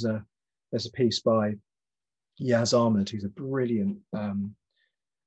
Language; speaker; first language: English; native; English